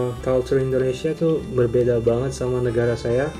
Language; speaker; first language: Indonesian; non-native, fluent; Turkmen